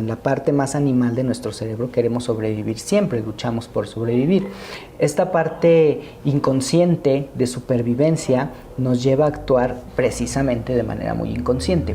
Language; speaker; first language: Spanish; native; Spanish